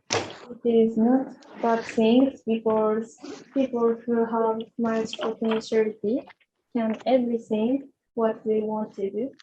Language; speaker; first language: English; non-native, learner; Japanese